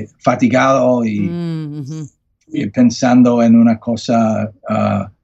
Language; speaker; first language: Spanish; non-native, learner; English